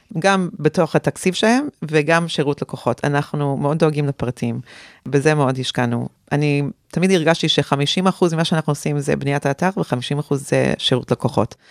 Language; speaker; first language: Hebrew; early bilingual, heritage; Hebrew